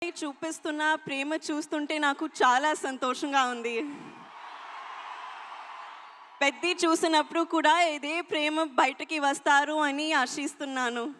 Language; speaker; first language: Telugu; non-native, learner; Hindi